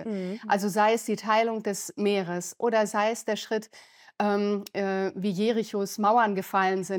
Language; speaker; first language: German; native; German